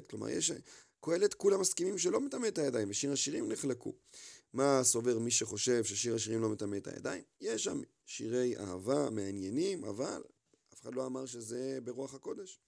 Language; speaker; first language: Hebrew; native; Hebrew